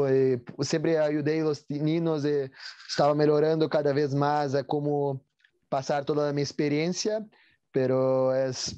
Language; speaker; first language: Spanish; non-native, learner; Portuguese